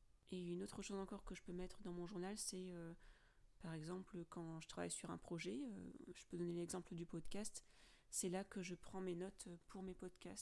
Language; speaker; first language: French; native; French